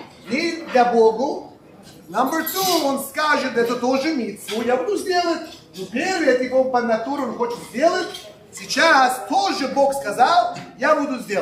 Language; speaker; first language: Russian; non-native, local second language; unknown